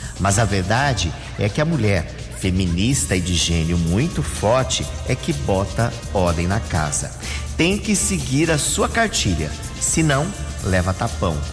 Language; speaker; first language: Portuguese; native; Portuguese